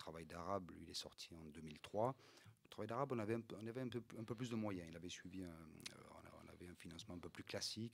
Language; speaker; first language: French; native; French